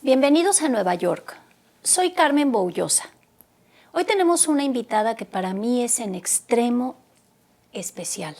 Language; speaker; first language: Spanish; native; Spanish